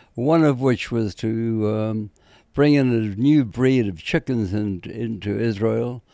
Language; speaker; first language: English; native; English